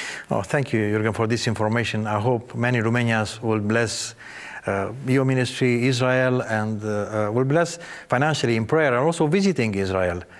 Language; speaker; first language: English; non-native, fluent; Romanian